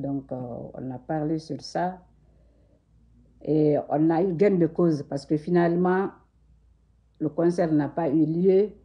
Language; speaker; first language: French; non-native, local second language; Susu